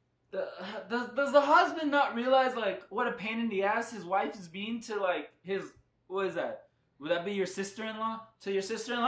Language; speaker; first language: English; early bilingual, other home language; Spanish